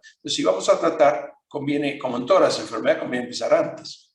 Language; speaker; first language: Spanish; non-native, fluent; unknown